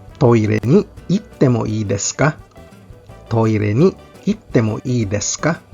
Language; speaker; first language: Japanese; non-native, fluent; Filipino